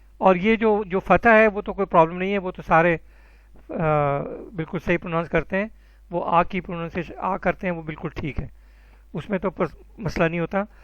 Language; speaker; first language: Urdu; native; Urdu